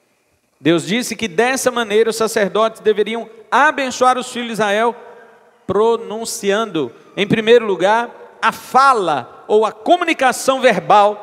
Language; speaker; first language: Portuguese; native; Portuguese